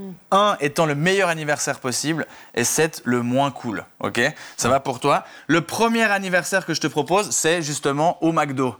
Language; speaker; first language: French; native; French